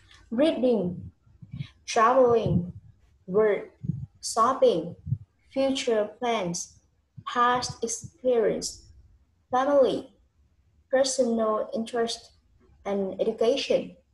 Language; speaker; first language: English; non-native, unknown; Vietnamese